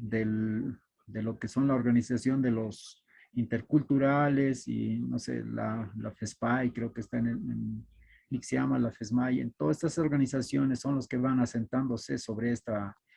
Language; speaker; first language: Spanish; native; Spanish